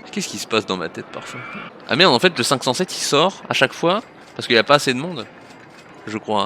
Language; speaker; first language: French; native; French